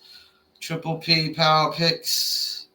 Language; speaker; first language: English; native; English